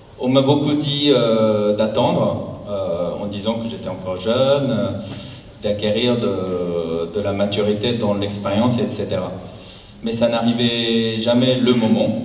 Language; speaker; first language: French; non-native, fluent; Japanese